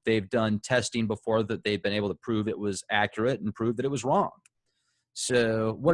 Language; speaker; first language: English; native; English